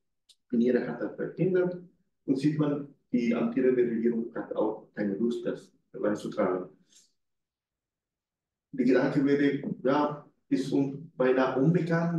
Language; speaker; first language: German; non-native, learner; Spanish